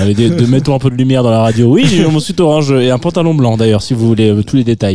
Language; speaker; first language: French; native; French